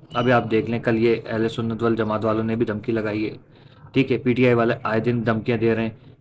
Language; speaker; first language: Urdu; native; Urdu